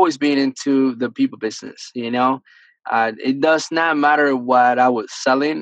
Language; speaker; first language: English; early bilingual, other home language; Spanish